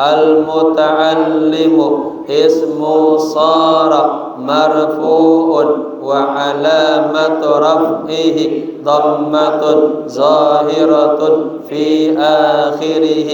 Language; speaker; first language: Arabic; non-native, fluent; Indonesian